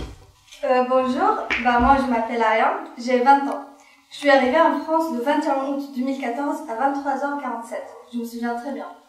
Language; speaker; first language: French; non-native, fluent; Arabic